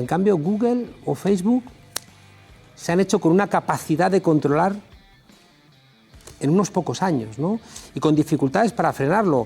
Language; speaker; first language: Spanish; native; Spanish